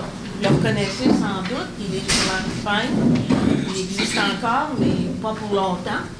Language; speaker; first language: French; native; French